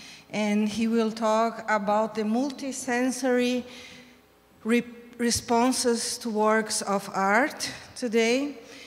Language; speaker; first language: English; non-native, fluent; Portuguese